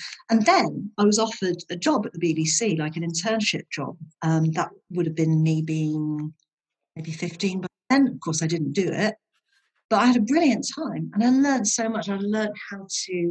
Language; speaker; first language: English; native; English